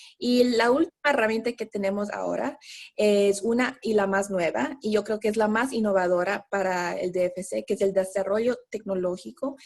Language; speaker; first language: Spanish; early bilingual, heritage; Spanish